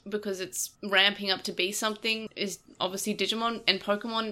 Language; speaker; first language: English; native; English